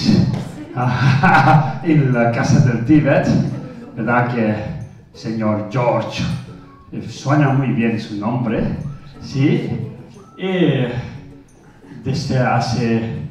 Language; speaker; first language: Spanish; non-native, fluent; Tibetan